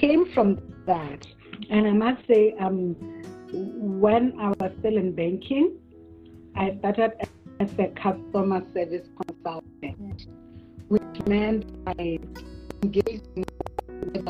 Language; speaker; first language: English; non-native, local second language; Tswana